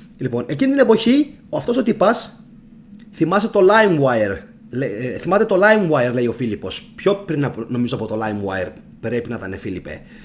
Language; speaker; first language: Greek; early bilingual, heritage; Greek